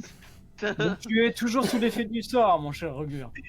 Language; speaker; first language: French; native; French